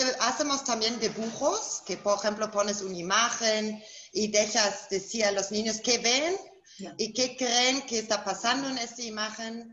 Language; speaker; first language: Spanish; non-native, fluent; German